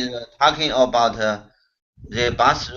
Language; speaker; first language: English; non-native, learner; Chinese